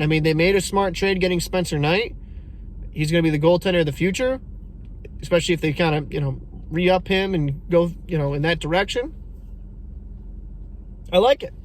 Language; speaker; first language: English; native; English